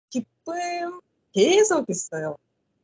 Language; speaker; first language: Korean; non-native, learner; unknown